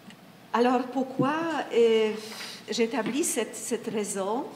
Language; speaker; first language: French; non-native, fluent; Polish